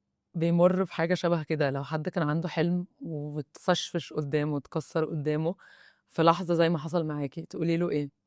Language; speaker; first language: Arabic; native; Arabic